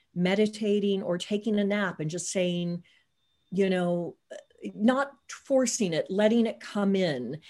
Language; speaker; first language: English; native; English